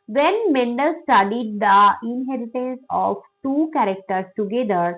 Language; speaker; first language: English; non-native, local second language; Bangla